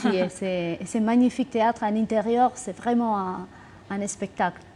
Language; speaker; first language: French; non-native, fluent; Spanish